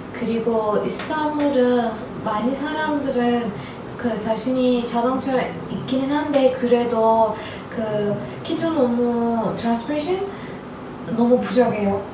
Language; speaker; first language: Korean; non-native, learner; Turkish